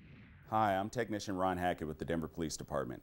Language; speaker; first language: English; native; English